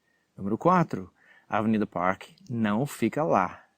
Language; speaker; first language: Portuguese; non-native, fluent; English